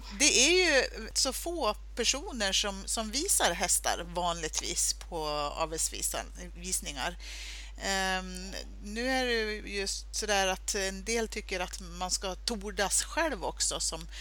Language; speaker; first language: Swedish; native; Swedish